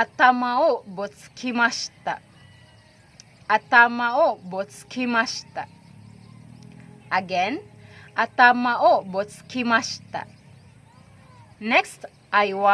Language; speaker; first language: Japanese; non-native, fluent; Filipino